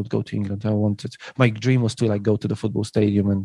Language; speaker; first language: English; non-native, fluent; Polish